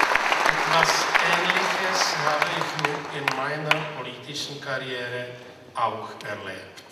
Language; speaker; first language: German; non-native, fluent; Czech